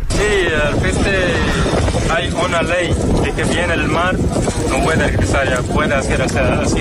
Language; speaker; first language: Spanish; non-native, learner; Arabic